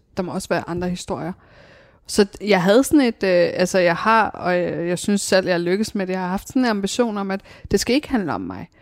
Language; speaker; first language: Danish; early bilingual, other home language; Persian